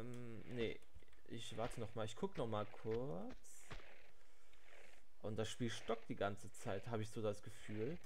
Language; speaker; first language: German; native; German